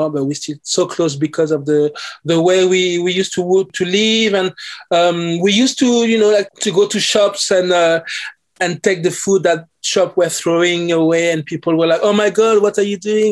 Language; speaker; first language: English; non-native, fluent; French